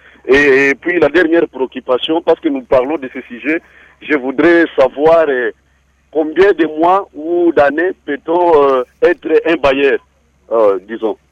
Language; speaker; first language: French; non-native, local second language; Swahili